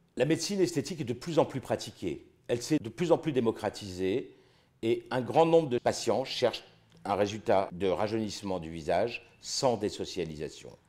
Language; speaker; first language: French; native; French